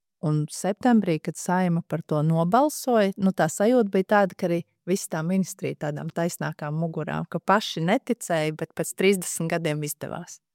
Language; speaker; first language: Latvian; native; Latvian